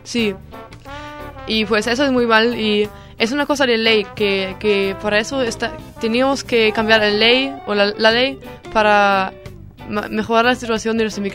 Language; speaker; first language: Spanish; non-native, learner; German